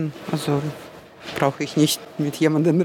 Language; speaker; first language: German; non-native, learner; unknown